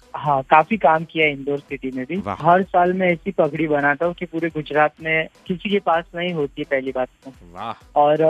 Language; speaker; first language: Hindi; non-native, local second language; Gujarati